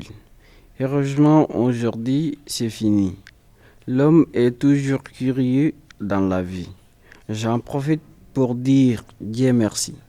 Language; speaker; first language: French; non-native, learner; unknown